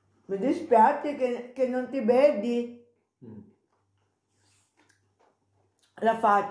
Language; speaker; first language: Italian; non-native, learner; Filipino